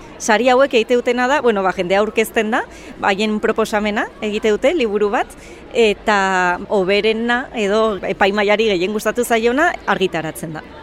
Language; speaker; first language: Basque; native; Basque